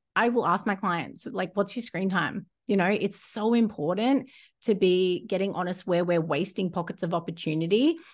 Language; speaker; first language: English; native; English